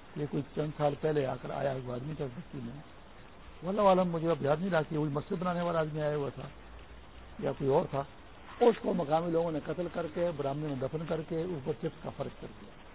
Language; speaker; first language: Urdu; non-native, local second language; Pashto